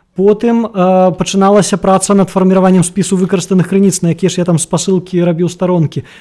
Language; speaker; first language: Belarusian; native; Belarusian